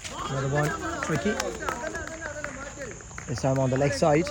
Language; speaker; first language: English; non-native, local second language; Malayalam